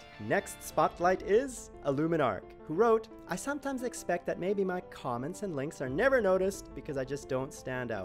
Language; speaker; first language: English; native; English